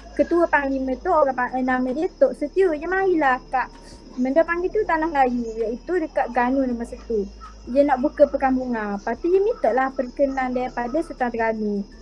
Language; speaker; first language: Malay; native; Malay